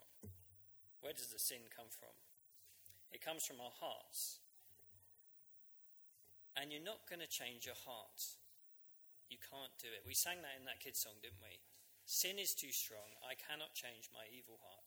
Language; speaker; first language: English; native; English